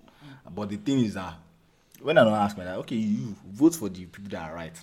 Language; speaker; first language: English; non-native, local second language; Yoruba